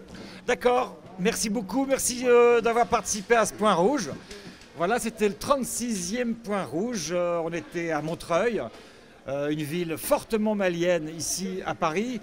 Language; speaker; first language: French; native; French